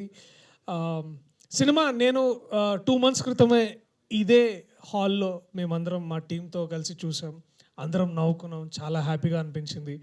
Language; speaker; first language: Telugu; native; Telugu